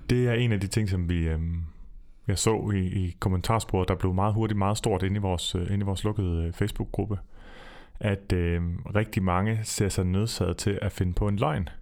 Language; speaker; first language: Danish; native; Danish